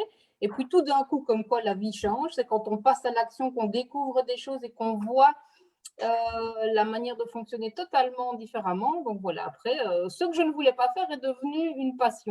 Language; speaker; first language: French; native; French